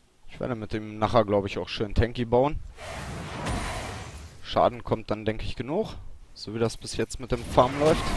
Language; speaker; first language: German; native; German